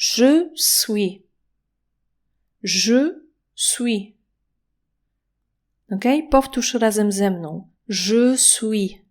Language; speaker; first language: Polish; native; Polish